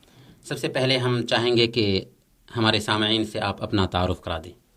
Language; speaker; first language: Urdu; native; Urdu